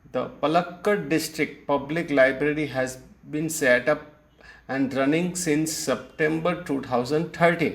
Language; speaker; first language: English; non-native, local second language; Gujarati